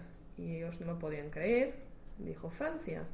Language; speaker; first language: Spanish; non-native, learner; English